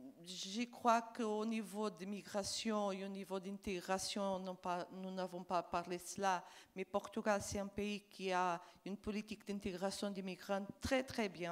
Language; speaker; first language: French; non-native, fluent; Portuguese